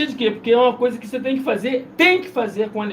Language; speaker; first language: Portuguese; native; Portuguese